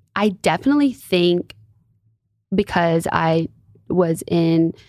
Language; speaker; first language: English; native; English